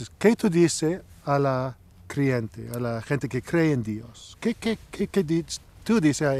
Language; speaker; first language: Spanish; non-native, learner; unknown